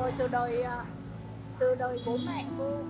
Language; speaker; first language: Vietnamese; native; Vietnamese